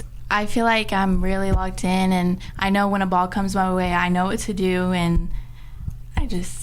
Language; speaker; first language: English; native; English